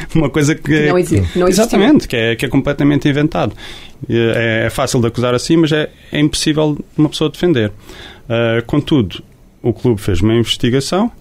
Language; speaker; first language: Portuguese; early bilingual, heritage; Portuguese